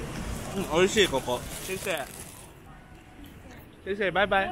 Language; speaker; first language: Japanese; native; Japanese